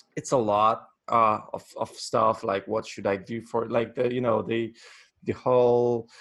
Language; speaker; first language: English; non-native, fluent; Polish